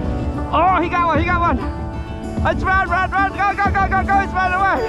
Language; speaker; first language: English; native; English